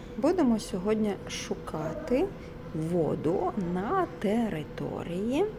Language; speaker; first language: Ukrainian; non-native, local second language; Russian